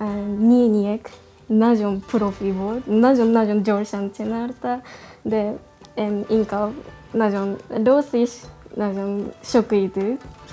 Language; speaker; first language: Hungarian; non-native, learner; Japanese